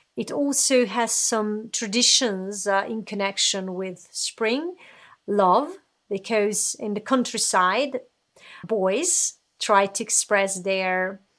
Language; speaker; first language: English; non-native, fluent; Hungarian